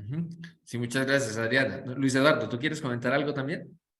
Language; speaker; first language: Spanish; native; Spanish